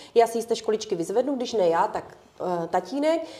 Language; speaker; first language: Czech; early bilingual, other home language; Ukrainian